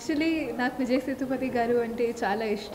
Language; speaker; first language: Telugu; non-native, fluent; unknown